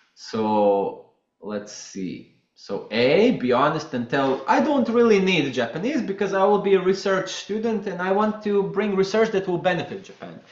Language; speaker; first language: English; non-native, fluent; Latvian